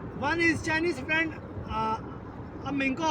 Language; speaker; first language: English; non-native, learner; Hiligaynon